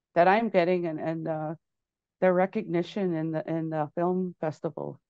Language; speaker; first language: English; native; English